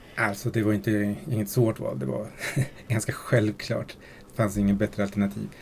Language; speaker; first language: Swedish; early bilingual, other home language; Spanish